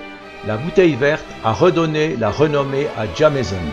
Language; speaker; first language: French; native; French